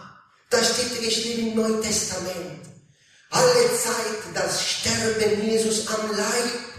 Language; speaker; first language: German; non-native, learner; Italian